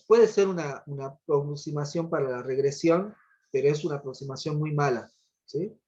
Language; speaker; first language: Spanish; native; Spanish